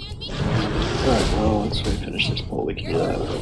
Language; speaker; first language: English; native; English